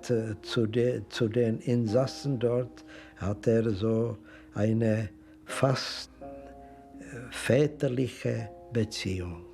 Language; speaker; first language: German; non-native, fluent; Czech